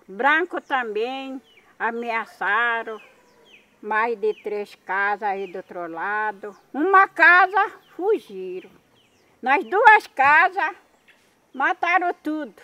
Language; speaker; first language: Portuguese; non-native, local second language; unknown